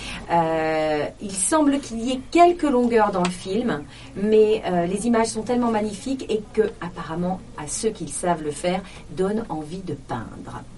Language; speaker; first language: French; native; French